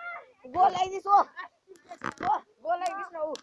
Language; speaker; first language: English; non-native, learner; Nepali